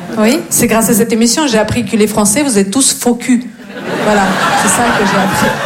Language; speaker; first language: French; non-native, fluent; Russian